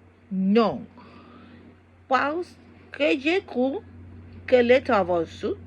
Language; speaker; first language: French; non-native, learner; Spanish